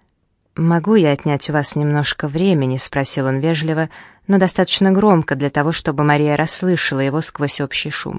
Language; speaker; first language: Russian; native; Russian